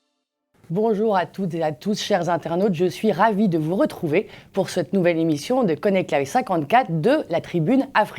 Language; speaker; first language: French; native; French